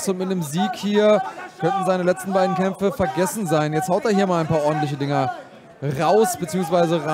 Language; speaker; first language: German; native; German